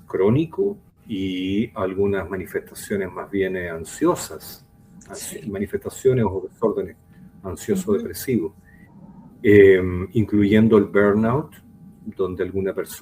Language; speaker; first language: Spanish; native; Spanish